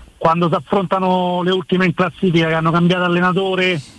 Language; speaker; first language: Italian; native; Italian